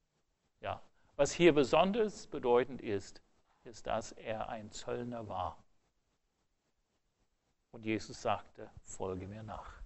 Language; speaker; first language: German; non-native, fluent; English